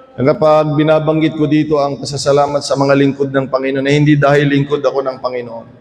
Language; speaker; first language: Filipino; native; Filipino